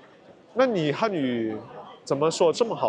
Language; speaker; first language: Chinese; non-native, fluent; Indonesian